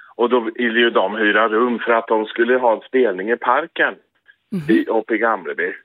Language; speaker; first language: Swedish; native; Swedish